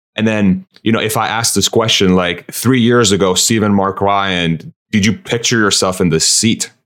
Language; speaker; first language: English; early bilingual, other home language; Persian